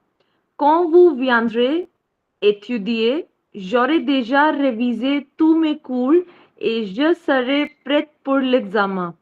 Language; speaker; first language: French; non-native, learner; Hindi